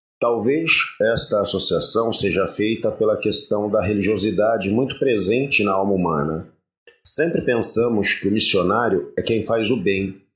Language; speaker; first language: Portuguese; early bilingual, other home language; French